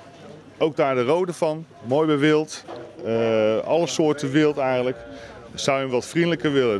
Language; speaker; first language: Dutch; native; Dutch